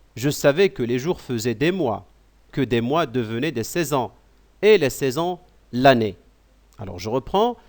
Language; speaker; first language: French; non-native, local second language; Arabic